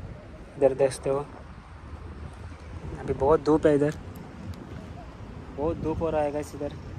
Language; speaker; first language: Hindi; non-native, local second language; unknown